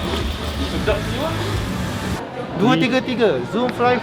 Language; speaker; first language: Malay; native; Malay